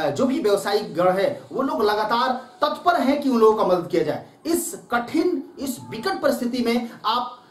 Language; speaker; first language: Hindi; native; Hindi